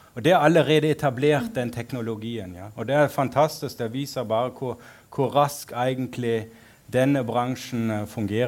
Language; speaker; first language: Norwegian; non-native, fluent; German